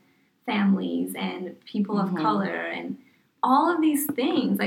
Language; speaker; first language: English; non-native, fluent; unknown